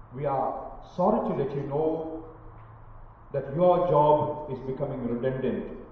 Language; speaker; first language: English; non-native, local second language; Malayalam